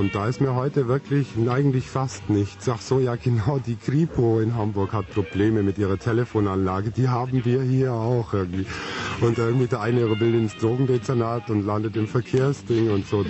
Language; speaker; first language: German; native; German